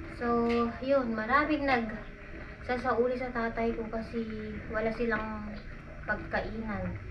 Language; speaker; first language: Filipino; non-native, local second language; Iloko